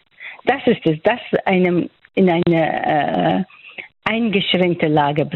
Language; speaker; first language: German; non-native, fluent; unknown